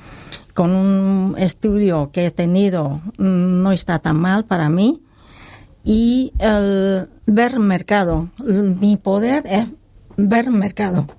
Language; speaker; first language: Spanish; non-native, learner; Khmer